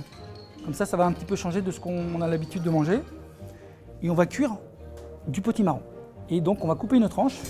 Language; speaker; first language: French; native; French